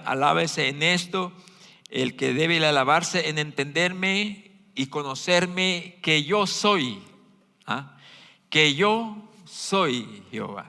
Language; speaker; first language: Spanish; native; Spanish